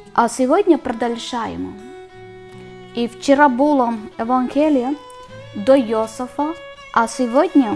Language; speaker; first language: Ukrainian; non-native, learner; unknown